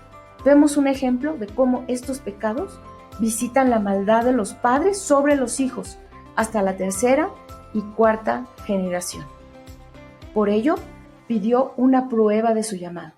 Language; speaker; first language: Spanish; native; Spanish